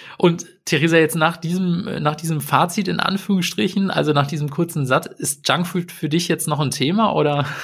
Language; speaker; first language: German; native; German